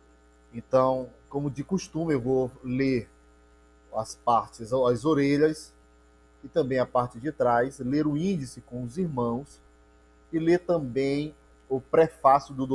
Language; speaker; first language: Portuguese; native; Portuguese